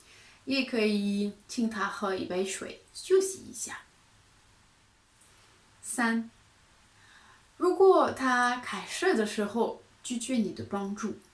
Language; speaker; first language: Chinese; non-native, fluent; French